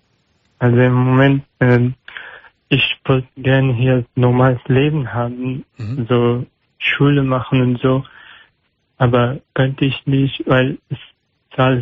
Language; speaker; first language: German; non-native, learner; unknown